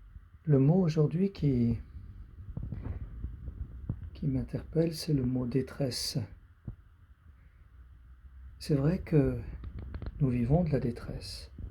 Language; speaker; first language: French; native; French